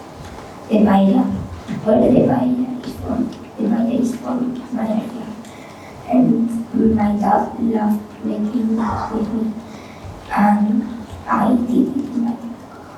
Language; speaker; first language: English; non-native, learner; Spanish